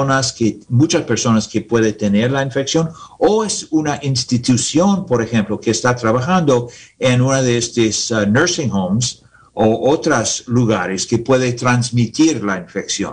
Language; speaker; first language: Spanish; non-native, learner; English